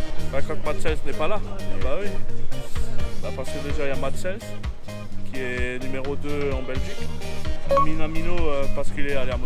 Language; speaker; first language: French; native; French